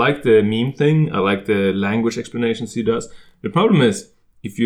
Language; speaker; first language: English; non-native, fluent; Swedish